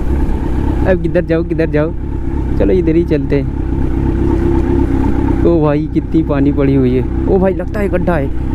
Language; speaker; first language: Hindi; native; Hindi